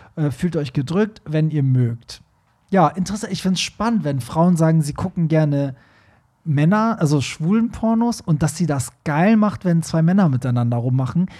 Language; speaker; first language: German; early bilingual, other home language; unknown